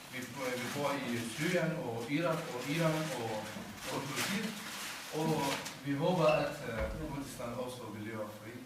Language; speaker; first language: Danish; non-native, learner; Kurdish